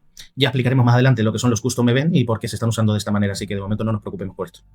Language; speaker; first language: Spanish; native; Spanish